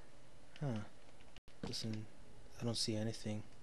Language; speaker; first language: English; native; English